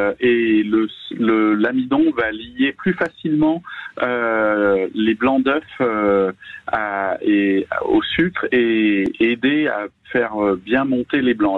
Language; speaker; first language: French; native; French